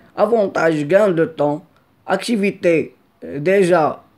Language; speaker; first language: French; non-native, local second language; Arabic